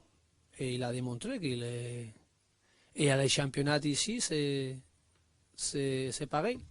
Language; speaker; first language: French; non-native, learner; Spanish